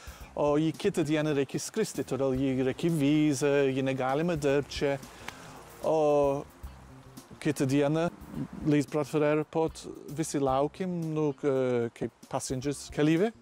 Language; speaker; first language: Lithuanian; non-native, learner; English